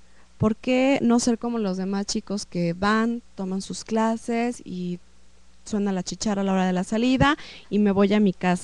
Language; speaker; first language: Spanish; native; Spanish